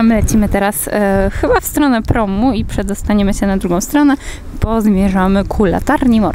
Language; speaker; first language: Polish; native; Polish